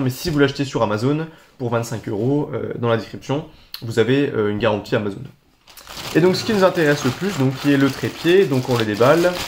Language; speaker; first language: French; native; French